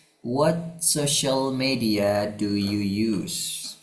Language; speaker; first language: English; non-native, fluent; Indonesian